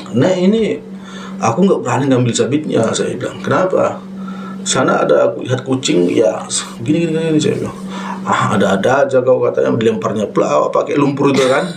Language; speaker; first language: Indonesian; non-native, local second language; Batak Toba